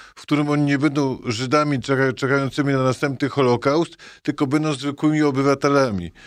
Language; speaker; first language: Polish; native; Polish